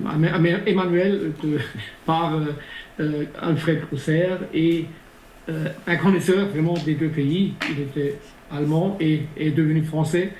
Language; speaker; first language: French; non-native, fluent; German